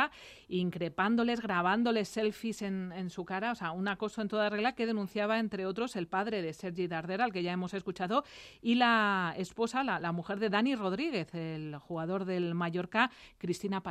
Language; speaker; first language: Spanish; native; Spanish